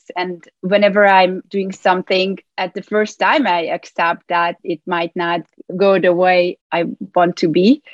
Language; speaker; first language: English; non-native, fluent; Hungarian